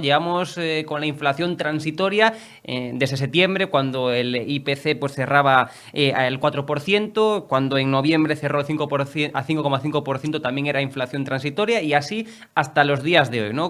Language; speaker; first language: Spanish; native; Spanish